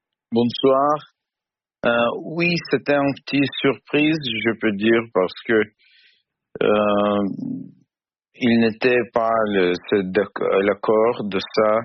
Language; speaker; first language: French; non-native, learner; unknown